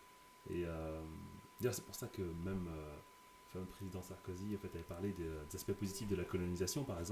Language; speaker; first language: French; native; French